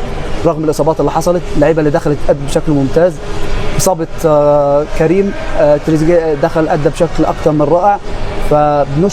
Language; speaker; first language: Arabic; native; Arabic